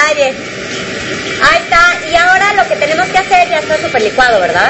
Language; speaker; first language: Spanish; native; Spanish